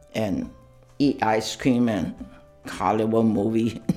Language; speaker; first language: English; non-native, fluent; Chinese